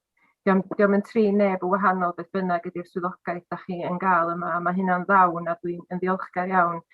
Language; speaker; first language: Welsh; native; Welsh